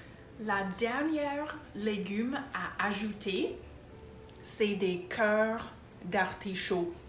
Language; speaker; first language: French; non-native, local second language; English